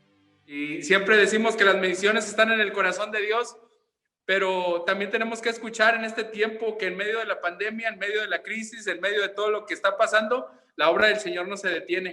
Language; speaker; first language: Spanish; native; Spanish